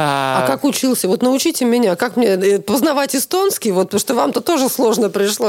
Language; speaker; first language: Russian; native; Russian